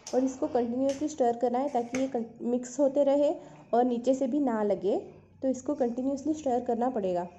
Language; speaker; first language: Hindi; non-native, local second language; Odia